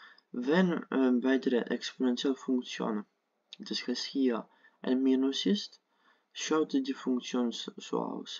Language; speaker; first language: German; non-native, fluent; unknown